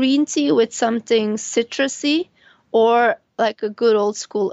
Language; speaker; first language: English; non-native, fluent; Dutch